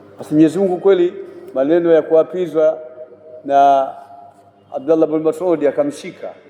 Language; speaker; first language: Swahili; native; Swahili